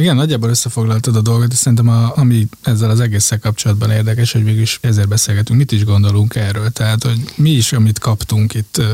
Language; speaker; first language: Hungarian; native; Hungarian